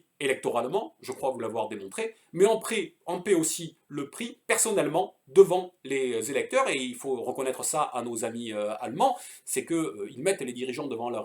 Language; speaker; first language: French; native; French